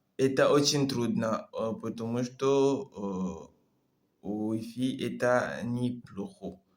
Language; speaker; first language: Russian; non-native, learner; French